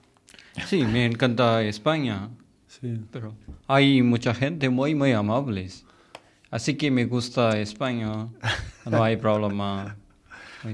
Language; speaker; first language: Spanish; non-native, learner; Tamil